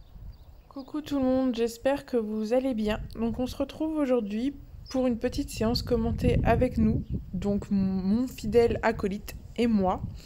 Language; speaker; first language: French; native; French